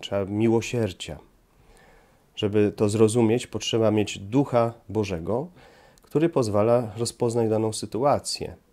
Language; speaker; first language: Polish; native; Polish